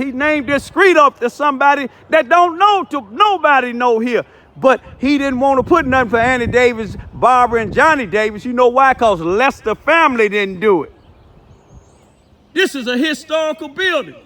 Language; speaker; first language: English; native; English